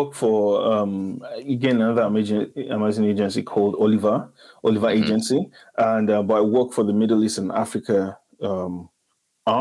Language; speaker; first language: English; non-native, local second language; Igbo